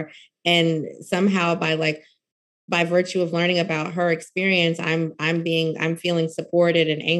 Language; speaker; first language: English; native; English